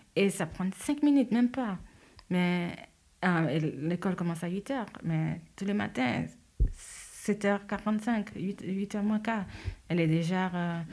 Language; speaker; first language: French; non-native, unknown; Haitian Creole